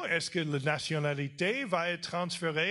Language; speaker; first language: French; non-native, fluent; English